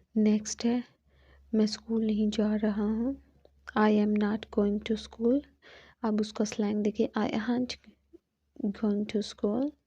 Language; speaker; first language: Urdu; non-native, local second language; Punjabi